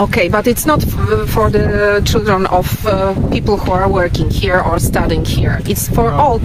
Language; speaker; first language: English; non-native, learner; Polish